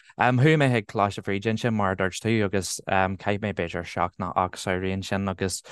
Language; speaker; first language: Irish; non-native, local second language; English